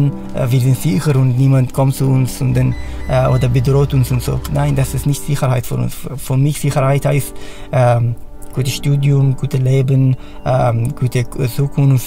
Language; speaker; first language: German; non-native, fluent; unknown